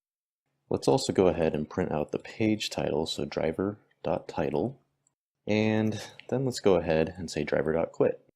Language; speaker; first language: English; native; English